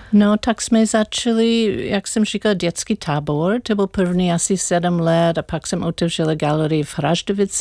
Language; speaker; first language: Czech; non-native, learner; English